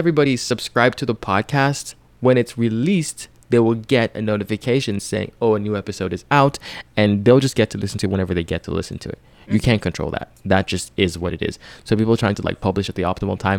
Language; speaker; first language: English; non-native, local second language; Yoruba